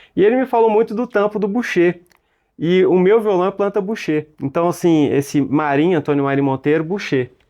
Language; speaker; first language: Portuguese; native; Portuguese